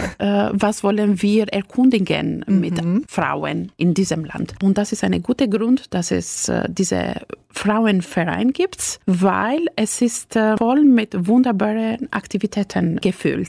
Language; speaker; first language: German; non-native, fluent; Albanian